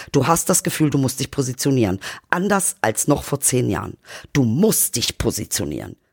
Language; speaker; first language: German; early bilingual, other home language; Turkish